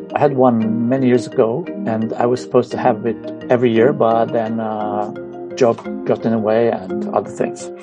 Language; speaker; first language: English; non-native, fluent; Romanian